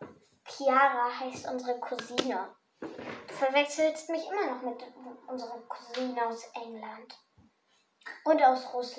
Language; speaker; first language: German; early bilingual, other home language; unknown